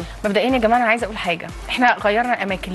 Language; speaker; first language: Arabic; native; Arabic